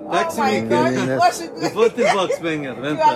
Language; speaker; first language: Swedish; non-native, learner; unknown